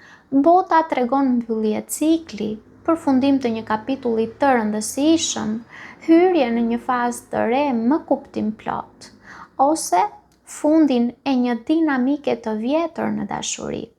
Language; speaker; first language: Albanian; native; Albanian